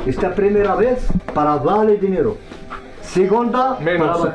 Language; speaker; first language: Spanish; non-native, learner; Arabic